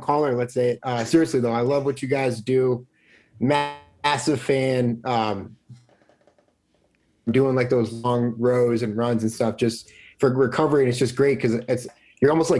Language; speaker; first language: English; native; English